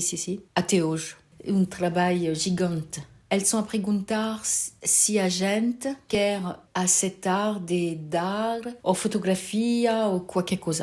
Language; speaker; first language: Portuguese; early bilingual, heritage; Portuguese